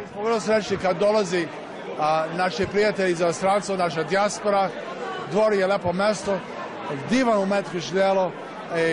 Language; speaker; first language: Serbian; early bilingual, heritage; English